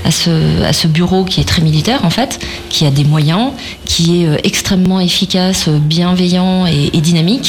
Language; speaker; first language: French; native; French